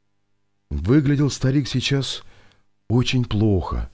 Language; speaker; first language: Russian; native; Russian